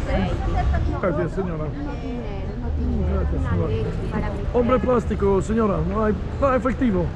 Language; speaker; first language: Spanish; non-native, learner; English